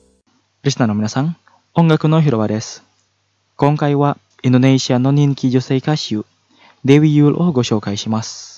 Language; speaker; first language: Japanese; non-native, fluent; Indonesian